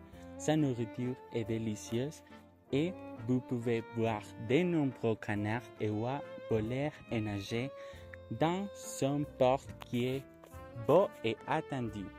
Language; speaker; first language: French; non-native, learner; Spanish